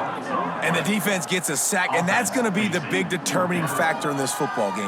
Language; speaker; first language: English; native; English